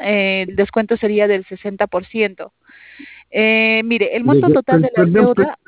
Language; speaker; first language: Spanish; native; Spanish